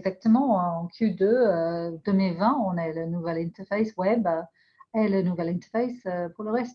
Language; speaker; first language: French; non-native, fluent; English